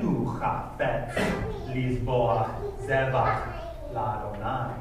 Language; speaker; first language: Hebrew; non-native, fluent; English